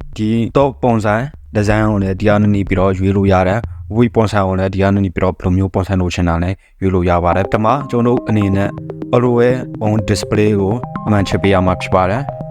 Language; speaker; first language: Burmese; non-native, local second language; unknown